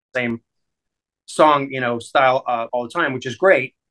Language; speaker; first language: English; native; English